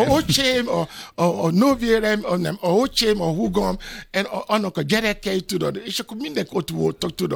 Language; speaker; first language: Hungarian; non-native, fluent; Yoruba